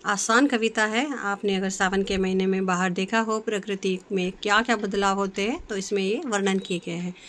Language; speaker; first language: Hindi; non-native, local second language; Marathi